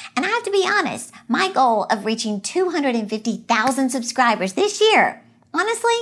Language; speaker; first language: English; native; English